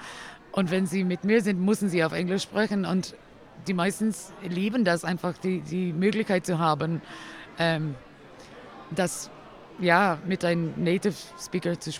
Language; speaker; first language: German; non-native, learner; English